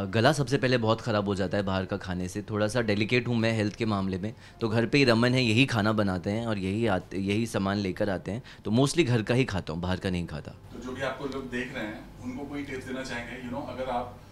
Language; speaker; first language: Hindi; native; Hindi